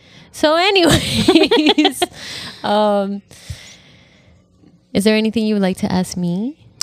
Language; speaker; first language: English; early bilingual, other home language; Spanish